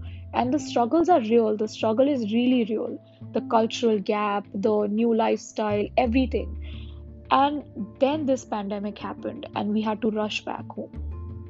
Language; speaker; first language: English; non-native, local second language; Hindi